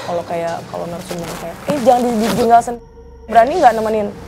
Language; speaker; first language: Indonesian; native; Indonesian